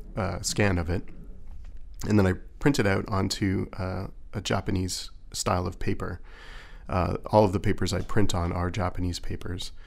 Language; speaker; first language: English; native; English